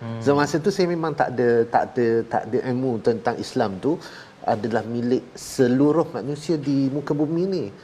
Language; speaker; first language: Malay; non-native, local second language; Chinese